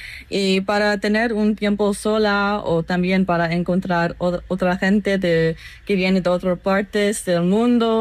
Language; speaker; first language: Spanish; non-native, fluent; English